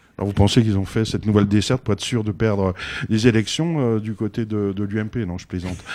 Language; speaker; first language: French; native; French